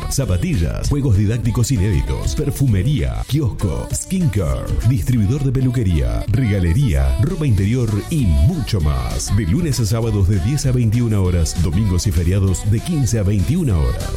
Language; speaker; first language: Spanish; native; Spanish